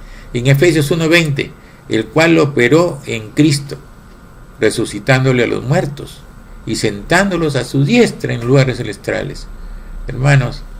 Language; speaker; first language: Spanish; native; Spanish